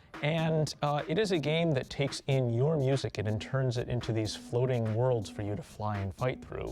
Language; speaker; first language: English; native; English